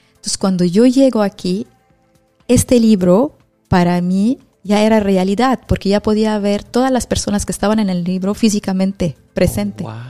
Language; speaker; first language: Spanish; non-native, fluent; Arabic